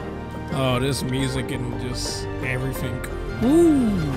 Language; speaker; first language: English; native; English